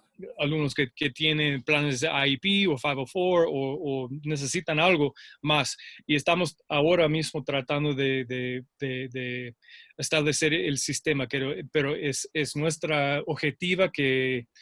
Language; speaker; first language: Spanish; non-native, fluent; English